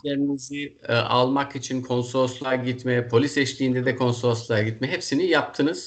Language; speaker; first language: Turkish; native; Turkish